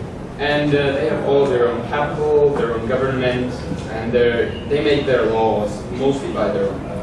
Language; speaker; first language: English; non-native, fluent; German